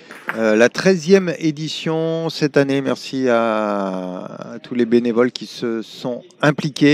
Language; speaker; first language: French; native; French